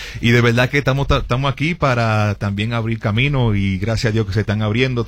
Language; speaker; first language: Spanish; early bilingual, heritage; Spanish